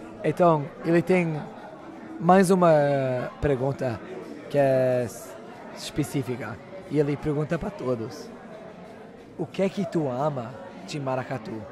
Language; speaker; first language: Portuguese; non-native, fluent; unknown